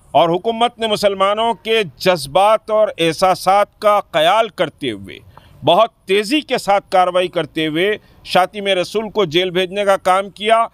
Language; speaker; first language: Hindi; non-native, local second language; Urdu